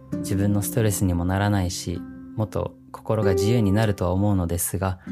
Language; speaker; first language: Japanese; early bilingual, heritage; Japanese